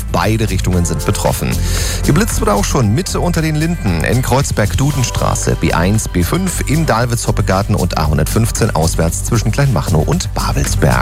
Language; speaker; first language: German; native; German